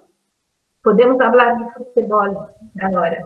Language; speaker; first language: Spanish; non-native, learner; Portuguese